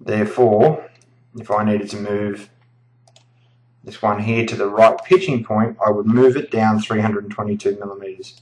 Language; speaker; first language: English; native; English